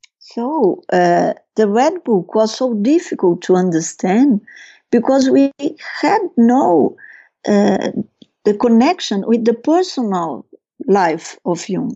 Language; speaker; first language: English; non-native, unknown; Portuguese